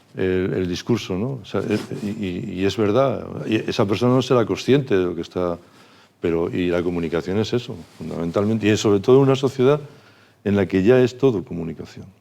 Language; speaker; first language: Spanish; native; Spanish